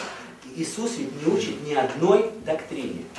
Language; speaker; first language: Russian; native; Russian